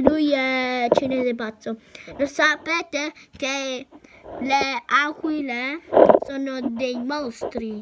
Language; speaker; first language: Italian; early bilingual, heritage; Italian